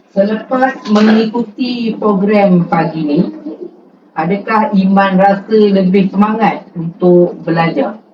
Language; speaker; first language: Malay; native; Malay